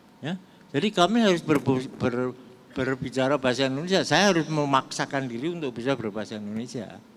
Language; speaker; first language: Indonesian; non-native, local second language; Javanese